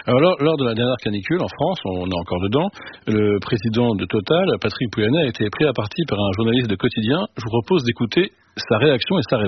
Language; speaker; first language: French; native; French